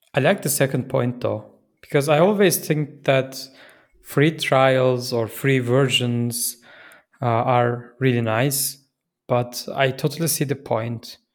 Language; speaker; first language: English; non-native, fluent; Turkish